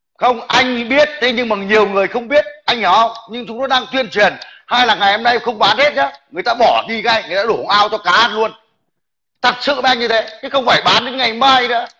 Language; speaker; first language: Vietnamese; native; Vietnamese